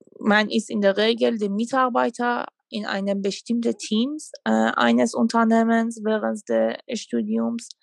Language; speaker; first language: German; non-native, fluent; Persian